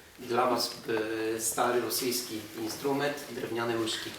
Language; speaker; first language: Polish; non-native, learner; Russian